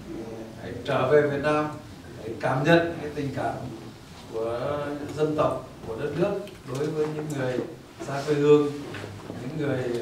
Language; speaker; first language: Vietnamese; native; Vietnamese